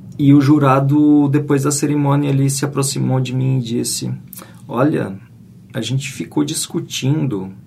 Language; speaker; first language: Portuguese; native; Portuguese